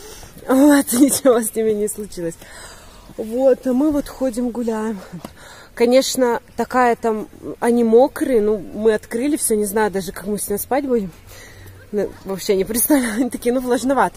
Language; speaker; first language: Russian; native; Russian